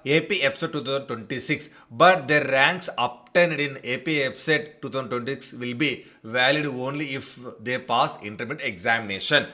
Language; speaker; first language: English; non-native, local second language; Telugu